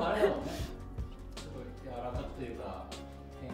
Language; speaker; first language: Japanese; native; Japanese